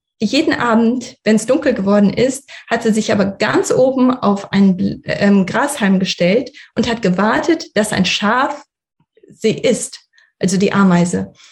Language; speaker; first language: German; early bilingual, other home language; Russian